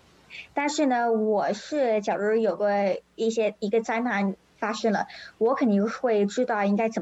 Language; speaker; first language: Chinese; early bilingual, heritage; Chinese